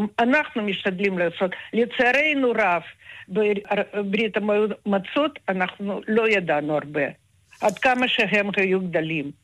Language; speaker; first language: Hebrew; non-native, fluent; Russian